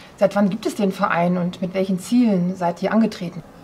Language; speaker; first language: German; native; German